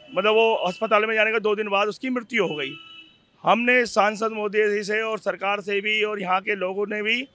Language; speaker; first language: Hindi; native; Hindi